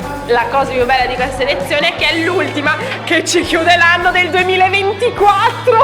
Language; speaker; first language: Italian; native; Italian